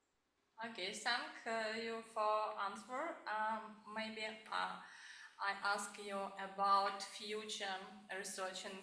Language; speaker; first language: English; non-native, learner; Ukrainian